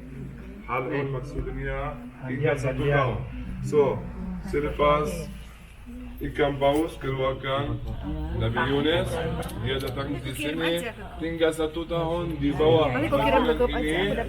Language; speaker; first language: Indonesian; non-native, fluent; Arabic